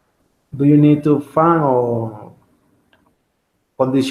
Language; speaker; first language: English; non-native, learner; Spanish